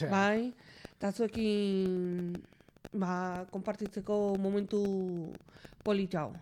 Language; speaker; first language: Basque; non-native, local second language; Spanish